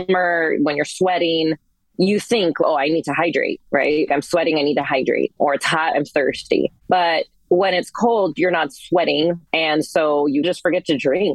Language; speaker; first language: English; native; English